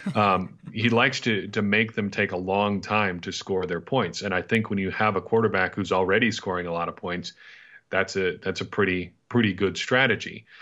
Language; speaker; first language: English; native; English